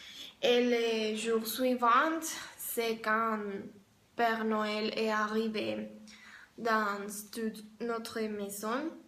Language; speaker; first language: French; non-native, learner; Spanish